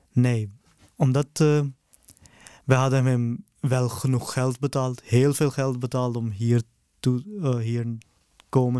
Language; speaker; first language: Dutch; early bilingual, other home language; Urdu